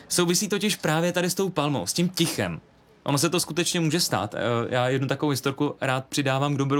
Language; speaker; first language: Czech; native; Czech